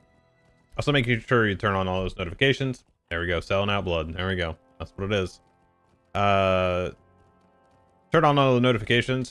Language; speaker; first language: English; native; English